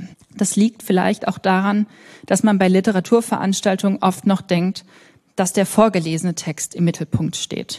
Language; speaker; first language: German; native; German